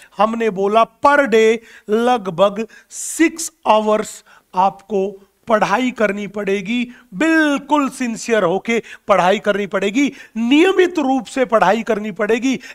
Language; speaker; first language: Hindi; native; Hindi